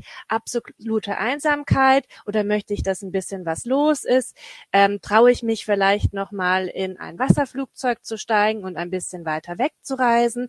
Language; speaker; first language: German; native; German